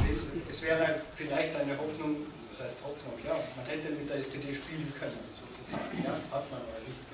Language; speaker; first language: German; native; German